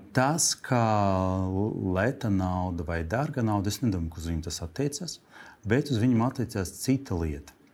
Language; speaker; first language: Latvian; non-native, local second language; Russian